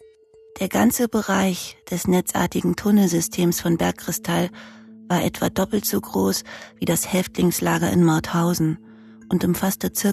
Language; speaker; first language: German; native; German